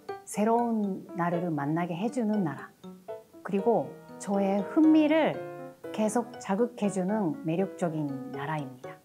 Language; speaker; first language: Korean; non-native, fluent; Japanese